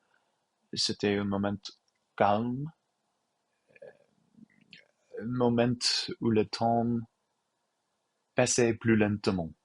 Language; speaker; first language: French; non-native, learner; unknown